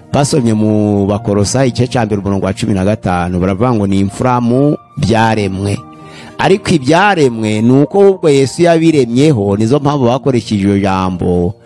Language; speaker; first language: Kinyarwanda; native; Kinyarwanda